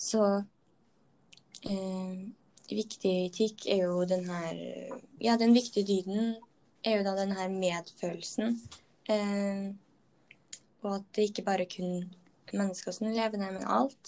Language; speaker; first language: Norwegian; native; Norwegian